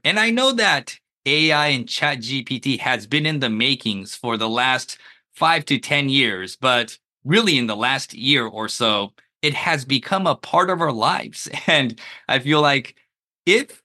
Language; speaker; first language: English; early bilingual, other home language; Japanese